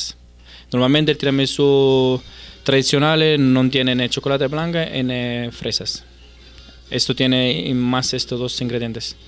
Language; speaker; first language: Spanish; non-native, fluent; Italian